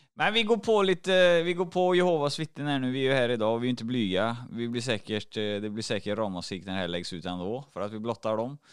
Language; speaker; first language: Swedish; native; Swedish